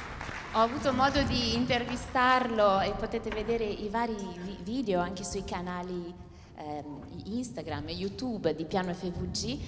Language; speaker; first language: Italian; native; Italian